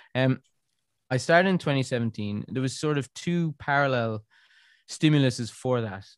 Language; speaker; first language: English; native; English